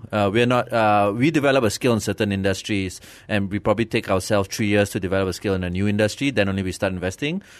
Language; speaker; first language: English; non-native, local second language; Tamil